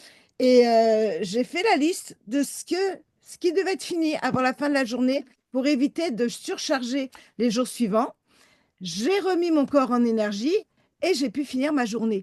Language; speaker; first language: French; native; French